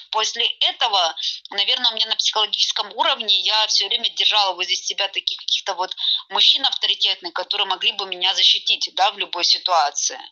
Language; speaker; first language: Russian; native; Russian